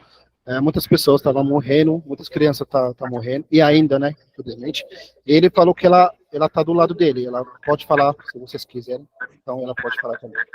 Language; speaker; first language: Portuguese; non-native, fluent; Arabic